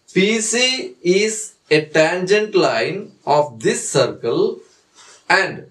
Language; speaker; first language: English; non-native, local second language; Kannada